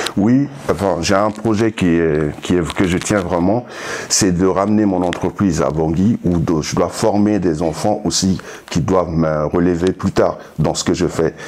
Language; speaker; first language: French; non-native, local second language; Sango